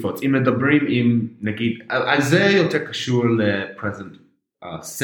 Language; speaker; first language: Hebrew; non-native, fluent; English